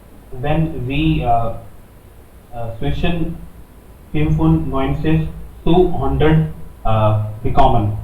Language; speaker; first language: German; non-native, learner; Hindi